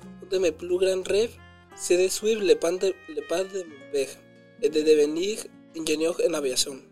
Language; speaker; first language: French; non-native, learner; Spanish